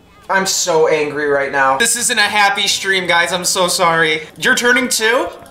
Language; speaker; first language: English; native; English